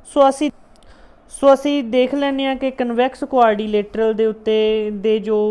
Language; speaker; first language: Hindi; non-native, local second language; Punjabi